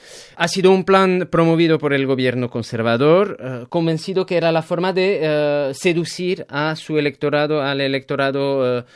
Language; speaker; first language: Spanish; native; Spanish